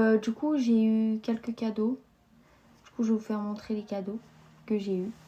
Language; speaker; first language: French; native; French